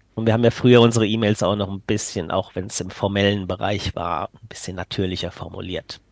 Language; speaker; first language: German; native; German